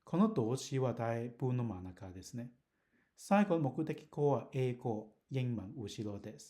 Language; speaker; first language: Japanese; non-native, learner; Cantonese